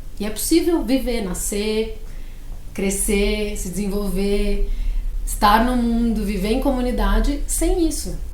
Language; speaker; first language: Portuguese; early bilingual, other home language; Spanish